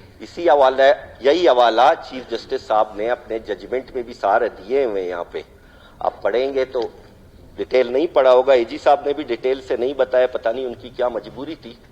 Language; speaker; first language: Urdu; non-native, local second language; Baluchi